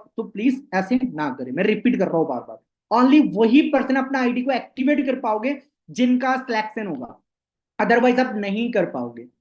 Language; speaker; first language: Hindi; non-native, local second language; Bangla